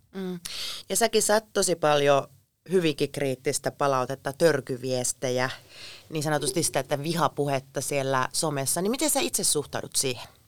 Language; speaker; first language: Finnish; native; Finnish